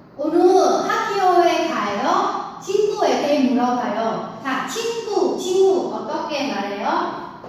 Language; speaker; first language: Korean; non-native, learner; Vietnamese